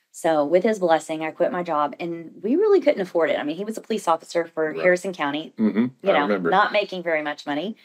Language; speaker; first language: English; native; English